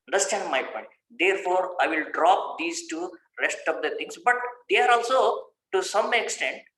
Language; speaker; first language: English; non-native, local second language; Kannada